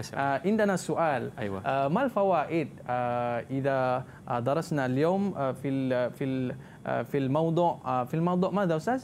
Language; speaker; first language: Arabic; non-native, learner; Malay